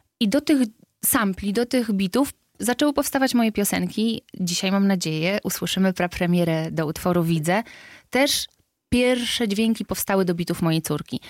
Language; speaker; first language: Polish; native; Polish